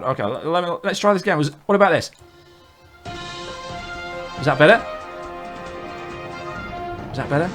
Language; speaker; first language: English; native; English